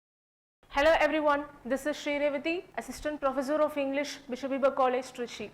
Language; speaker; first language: English; non-native, local second language; Tamil